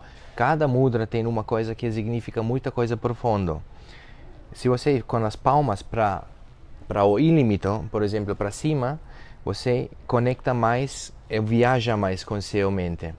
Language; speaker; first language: Portuguese; non-native, fluent; German